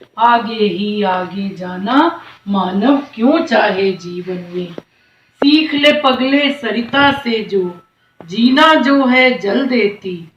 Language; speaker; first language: Hindi; native; Hindi